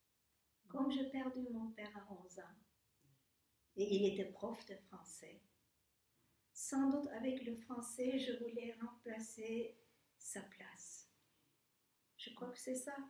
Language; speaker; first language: French; non-native, fluent; Turkish